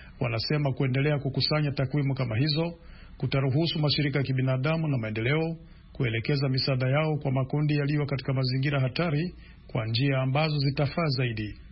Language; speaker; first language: Swahili; non-native, local second language; Rundi